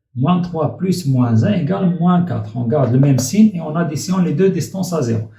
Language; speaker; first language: French; non-native, local second language; Arabic